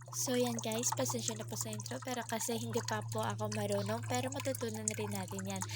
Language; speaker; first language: Filipino; non-native, local second language; Cebuano